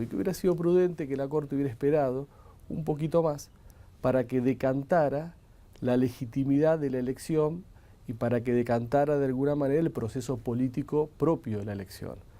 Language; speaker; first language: Spanish; native; Spanish